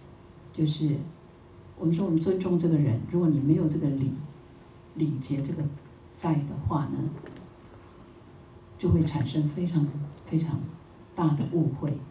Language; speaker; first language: Chinese; native; Chinese